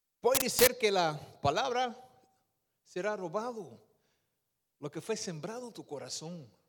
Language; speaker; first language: Spanish; non-native, fluent; Dutch